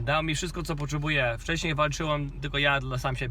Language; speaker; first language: Polish; non-native, fluent; Kinyarwanda